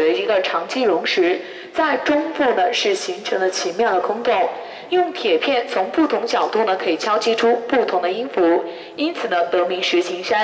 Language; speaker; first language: Chinese; native; Chinese